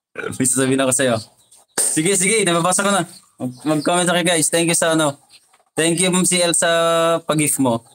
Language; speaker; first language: Filipino; non-native, local second language; Iloko